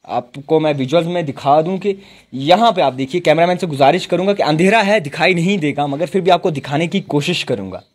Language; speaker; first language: Urdu; non-native, local second language; Kashmiri